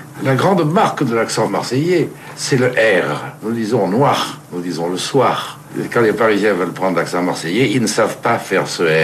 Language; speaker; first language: French; native; French